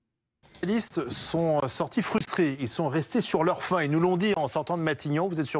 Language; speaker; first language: French; native; French